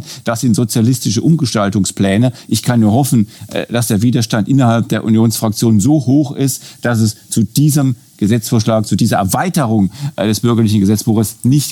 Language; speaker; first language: German; native; German